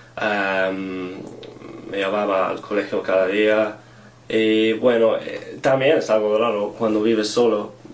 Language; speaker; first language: Spanish; non-native, learner; English